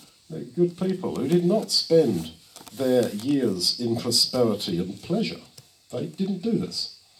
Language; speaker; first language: English; native; English